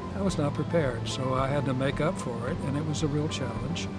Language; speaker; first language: English; native; English